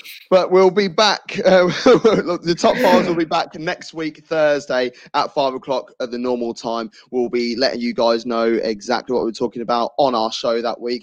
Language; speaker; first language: English; native; English